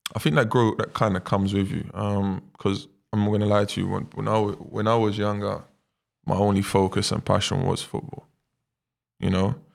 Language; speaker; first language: English; native; English